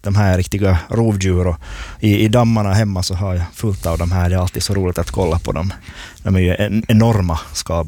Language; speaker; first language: Swedish; native; Swedish